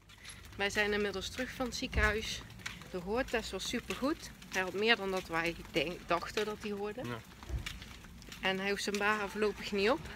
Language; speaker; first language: Dutch; native; Dutch